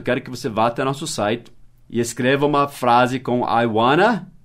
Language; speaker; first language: Portuguese; non-native, fluent; English